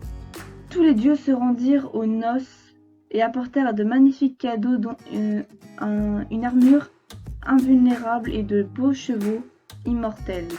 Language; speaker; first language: French; native; French